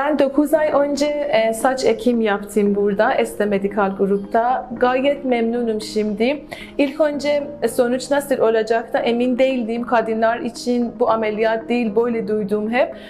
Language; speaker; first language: Turkish; non-native, learner; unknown